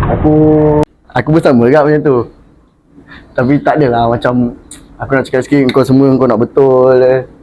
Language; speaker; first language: Malay; native; Malay